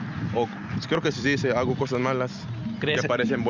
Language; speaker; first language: Spanish; native; Spanish